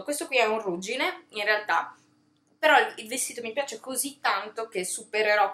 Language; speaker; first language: Italian; native; Italian